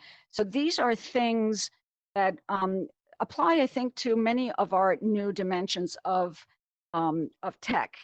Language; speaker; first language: English; native; English